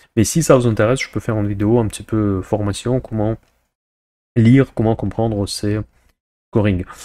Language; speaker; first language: French; non-native, fluent; Russian